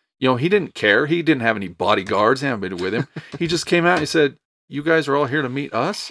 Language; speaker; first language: English; native; English